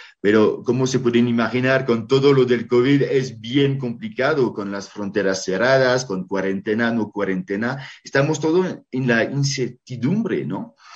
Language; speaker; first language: Spanish; non-native, fluent; French